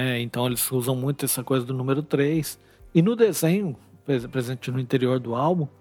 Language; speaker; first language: Portuguese; native; Portuguese